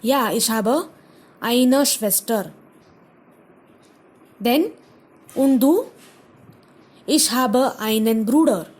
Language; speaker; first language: German; non-native, fluent; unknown